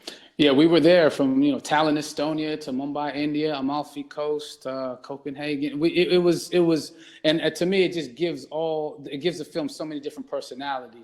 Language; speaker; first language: English; native; English